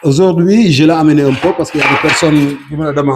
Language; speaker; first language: French; non-native, local second language; Wolof